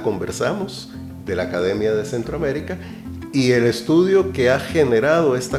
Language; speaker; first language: Spanish; native; Spanish